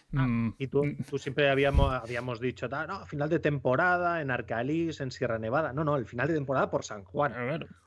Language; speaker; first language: Spanish; native; Spanish